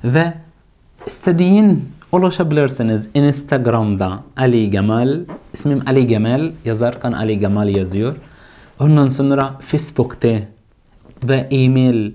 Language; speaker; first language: Turkish; non-native, fluent; Arabic